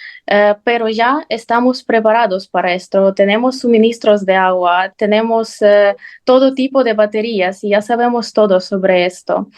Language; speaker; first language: Spanish; non-native, fluent; Ukrainian